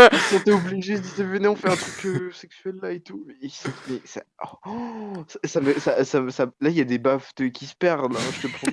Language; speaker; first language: French; native; French